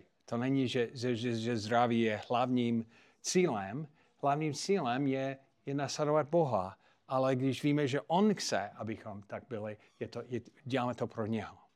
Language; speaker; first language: Czech; non-native, fluent; English